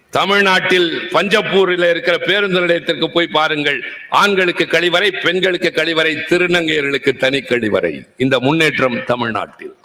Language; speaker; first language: Tamil; native; Tamil